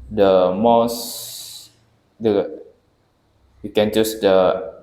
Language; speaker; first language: English; non-native, learner; Indonesian